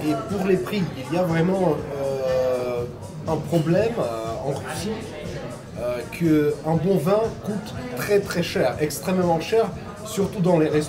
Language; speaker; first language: French; non-native, fluent; Russian